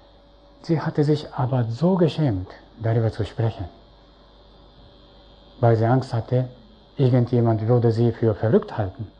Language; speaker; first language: German; non-native, fluent; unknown